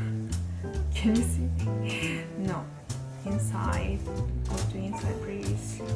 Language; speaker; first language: English; non-native, learner; Japanese